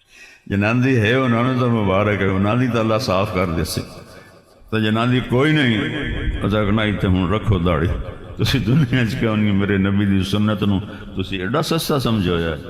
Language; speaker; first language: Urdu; non-native, local second language; Punjabi